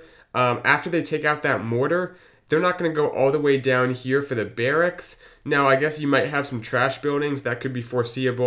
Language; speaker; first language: English; native; English